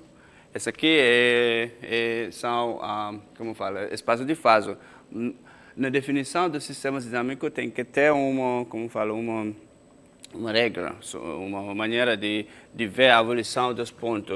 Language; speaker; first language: Portuguese; non-native, fluent; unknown